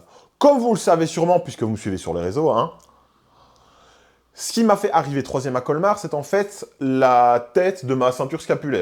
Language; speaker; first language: French; native; French